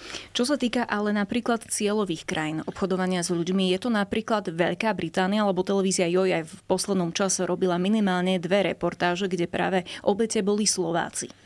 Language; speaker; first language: Slovak; native; Slovak